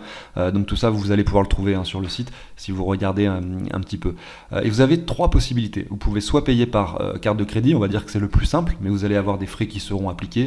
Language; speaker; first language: French; native; French